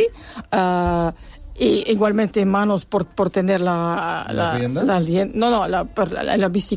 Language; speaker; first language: Spanish; non-native, learner; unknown